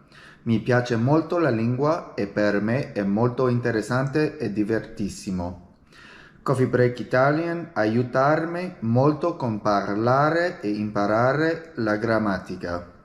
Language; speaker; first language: Italian; non-native, learner; English